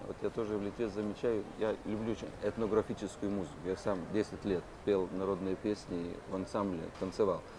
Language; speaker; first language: Russian; non-native, local second language; Lithuanian